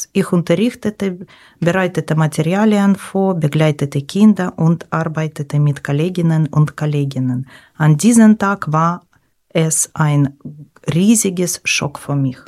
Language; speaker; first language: German; non-native, learner; Ukrainian